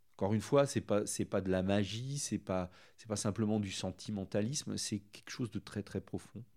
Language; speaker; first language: French; native; French